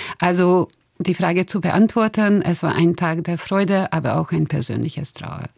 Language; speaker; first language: German; non-native, fluent; Hungarian